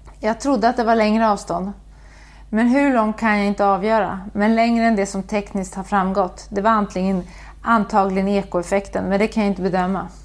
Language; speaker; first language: Swedish; native; Swedish